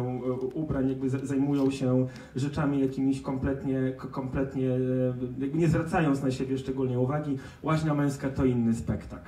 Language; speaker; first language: Polish; native; Polish